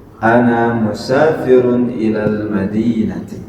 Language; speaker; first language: Arabic; non-native, fluent; Indonesian